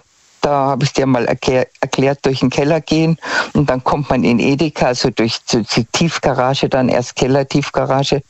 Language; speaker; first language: German; native; German